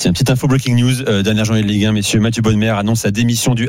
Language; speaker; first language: French; native; French